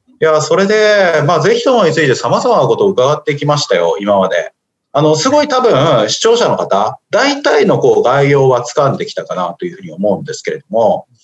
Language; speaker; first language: Japanese; native; Japanese